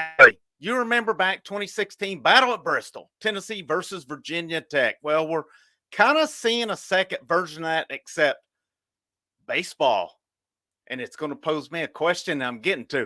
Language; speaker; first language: English; native; English